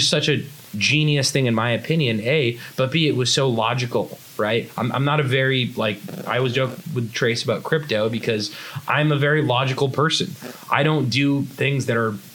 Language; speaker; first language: English; native; English